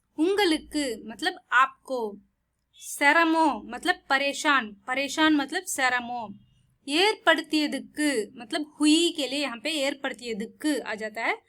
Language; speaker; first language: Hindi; non-native, local second language; Tamil